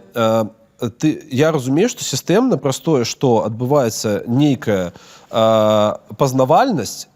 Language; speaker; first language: Belarusian; non-native, local second language; Russian